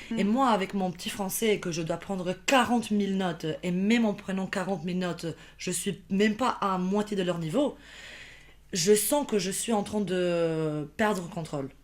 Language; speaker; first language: French; non-native, fluent; Albanian